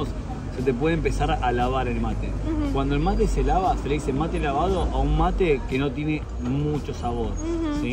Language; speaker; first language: Spanish; native; Spanish